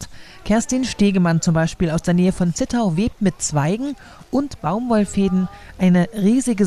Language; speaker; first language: German; native; German